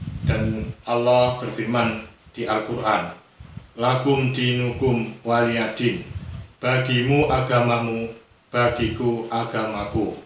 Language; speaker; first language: Indonesian; non-native, local second language; Javanese